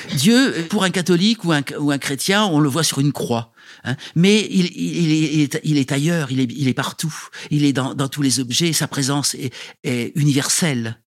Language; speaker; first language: French; native; French